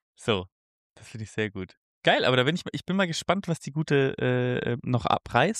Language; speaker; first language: German; native; German